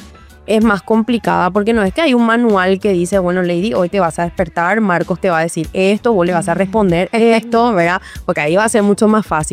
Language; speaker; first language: Spanish; native; Spanish